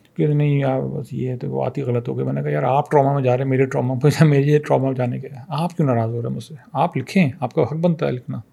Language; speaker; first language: Urdu; native; Urdu